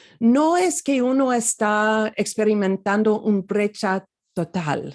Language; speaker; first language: Spanish; non-native, fluent; English